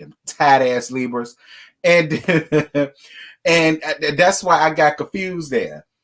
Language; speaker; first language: English; native; English